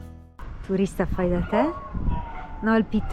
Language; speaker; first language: Italian; native; Italian